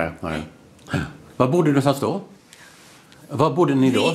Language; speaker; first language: Swedish; native; Swedish